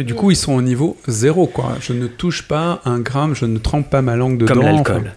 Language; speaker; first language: French; native; French